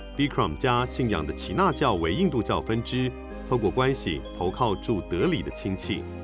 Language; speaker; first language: Chinese; native; Chinese